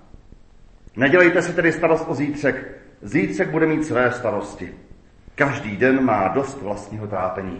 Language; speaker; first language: Czech; native; Czech